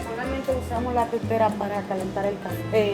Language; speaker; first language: Spanish; native; Spanish